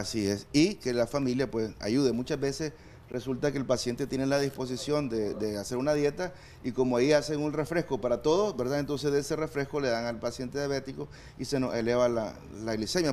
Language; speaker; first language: Spanish; native; Spanish